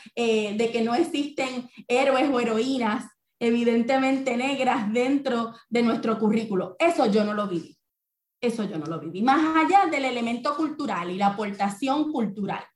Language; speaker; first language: Spanish; native; Spanish